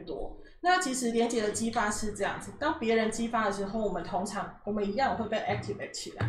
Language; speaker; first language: Chinese; native; Chinese